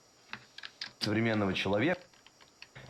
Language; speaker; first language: Russian; native; Russian